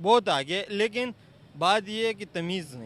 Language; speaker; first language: Hindi; non-native, local second language; Pashto